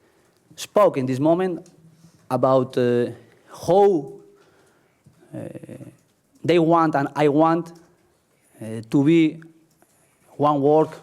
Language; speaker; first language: English; non-native, learner; Spanish